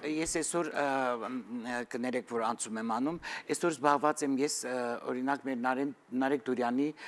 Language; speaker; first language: Armenian; native; Armenian